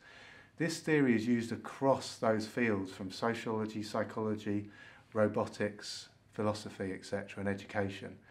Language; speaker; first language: English; native; English